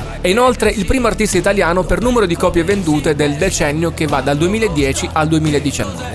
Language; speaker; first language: Italian; native; Italian